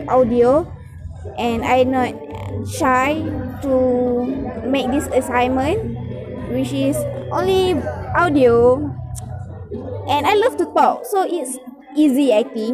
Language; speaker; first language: English; non-native, local second language; Malay